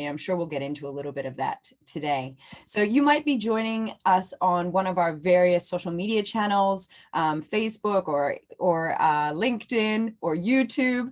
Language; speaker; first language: English; native; English